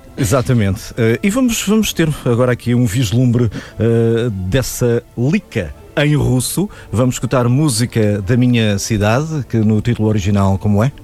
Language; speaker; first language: Portuguese; native; Portuguese